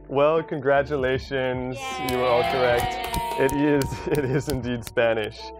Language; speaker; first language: English; native; English